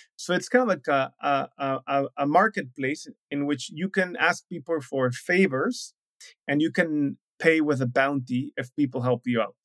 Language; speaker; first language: English; non-native, fluent; Spanish